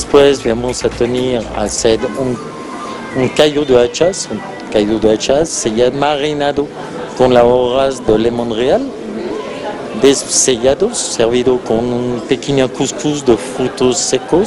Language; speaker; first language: Spanish; non-native, fluent; French